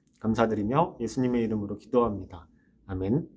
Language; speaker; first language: Korean; native; Korean